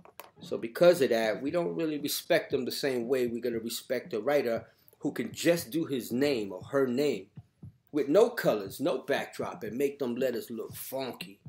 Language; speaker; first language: English; native; English